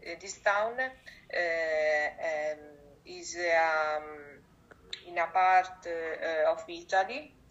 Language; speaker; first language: English; non-native, learner; Italian